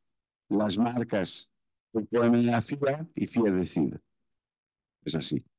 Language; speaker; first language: Spanish; non-native, fluent; Portuguese